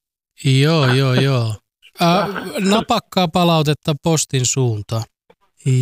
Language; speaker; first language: Finnish; native; Finnish